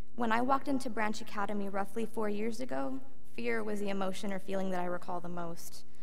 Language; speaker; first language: English; early bilingual, other home language; Spanish